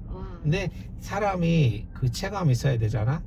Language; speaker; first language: Korean; non-native, fluent; Persian